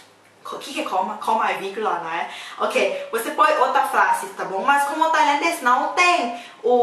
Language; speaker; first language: Portuguese; non-native, fluent; Thai